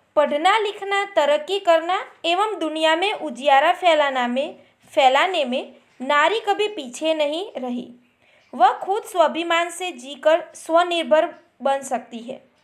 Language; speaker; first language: Hindi; non-native, local second language; Gujarati